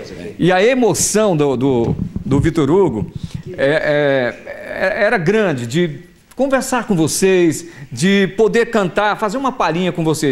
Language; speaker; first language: Portuguese; native; Portuguese